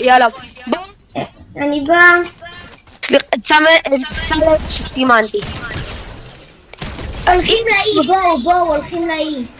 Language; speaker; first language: Hebrew; native; Hebrew